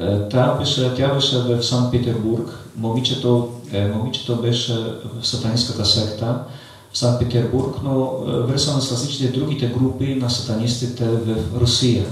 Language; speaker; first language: Bulgarian; non-native, fluent; Polish